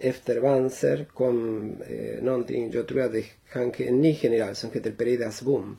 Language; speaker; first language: Swedish; non-native, fluent; Spanish